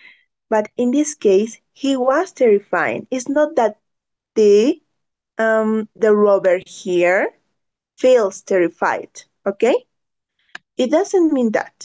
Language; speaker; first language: English; non-native, learner; Spanish